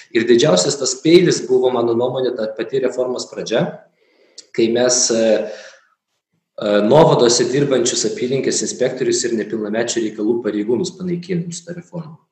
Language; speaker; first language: Lithuanian; non-native, local second language; Polish